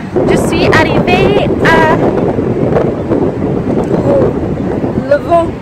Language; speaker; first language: French; non-native, learner; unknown